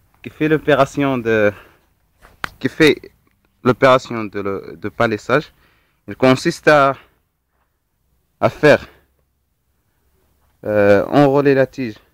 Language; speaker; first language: French; non-native, local second language; Arabic